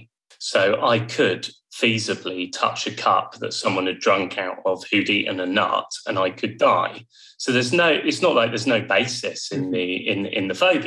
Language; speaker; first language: English; native; English